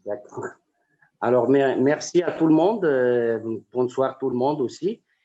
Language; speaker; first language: French; non-native, fluent; Arabic